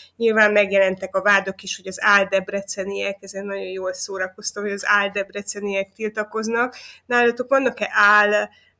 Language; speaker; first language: Hungarian; native; Hungarian